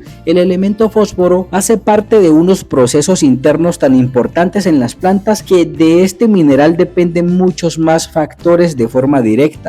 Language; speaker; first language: Spanish; native; Spanish